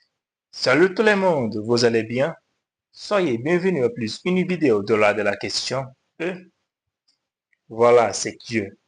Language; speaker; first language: French; non-native, learner; Portuguese